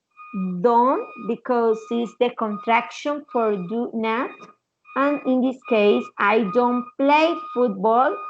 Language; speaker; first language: English; non-native, learner; Spanish